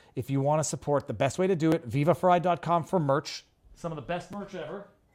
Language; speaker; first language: English; native; English